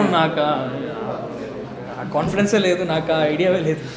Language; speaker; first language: Telugu; non-native, learner; Malayalam